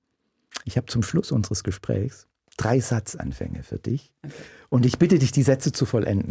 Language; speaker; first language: German; native; German